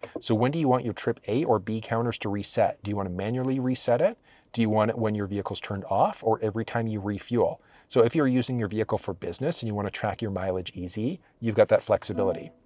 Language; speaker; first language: English; native; English